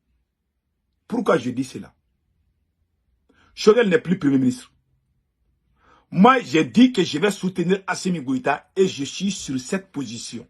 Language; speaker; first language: French; non-native, local second language; Bambara